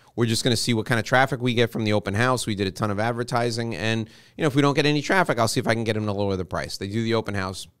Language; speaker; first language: English; native; English